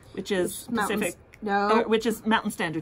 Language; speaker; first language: English; native; English